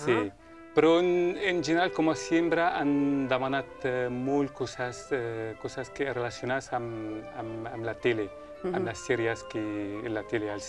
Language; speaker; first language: Catalan; non-native, local second language; Spanish